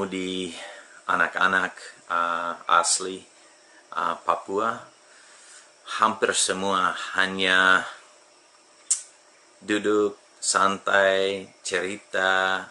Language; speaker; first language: Indonesian; non-native, fluent; English